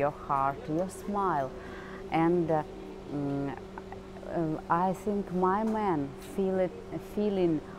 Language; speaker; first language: English; non-native, learner; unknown